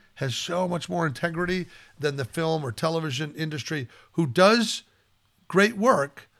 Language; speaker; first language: English; native; English